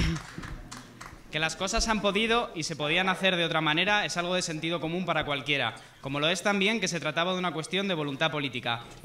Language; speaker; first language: Spanish; native; Spanish